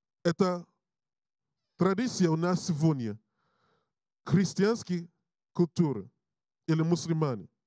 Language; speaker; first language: Russian; non-native, learner; English